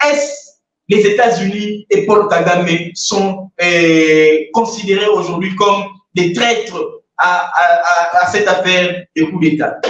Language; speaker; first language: French; non-native, local second language; Lingala